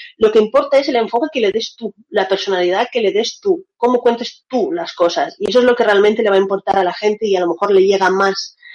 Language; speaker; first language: Spanish; early bilingual, other home language; Russian